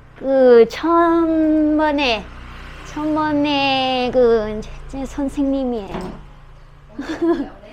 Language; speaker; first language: Korean; non-native, learner; Vietnamese